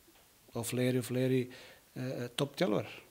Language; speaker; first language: Icelandic; non-native, learner; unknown